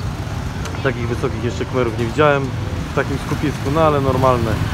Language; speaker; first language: Polish; native; Polish